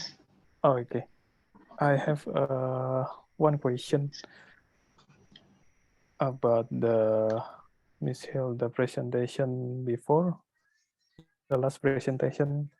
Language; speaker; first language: English; non-native, learner; Indonesian